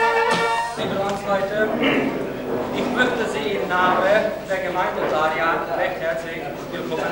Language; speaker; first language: German; non-native, learner; Hungarian